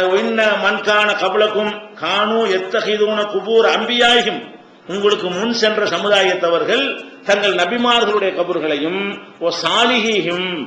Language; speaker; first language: Tamil; native; Tamil